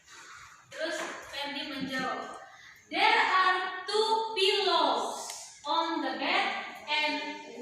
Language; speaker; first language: English; non-native, learner; Indonesian